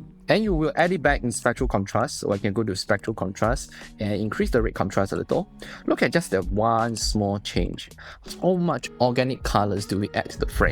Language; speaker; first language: English; non-native, fluent; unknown